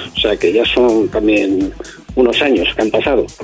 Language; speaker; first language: Spanish; native; Spanish